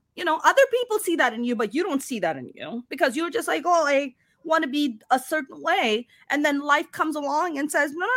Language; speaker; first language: English; non-native, local second language; Urdu